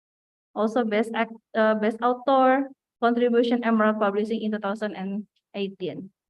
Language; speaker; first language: English; non-native, fluent; Indonesian